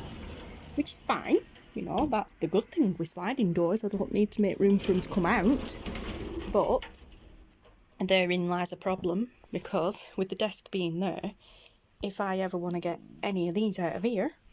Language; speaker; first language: English; native; English